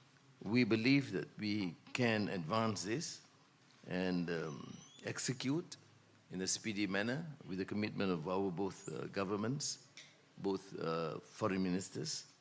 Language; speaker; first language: English; non-native, local second language; Malay